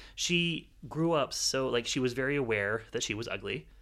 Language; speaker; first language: English; native; English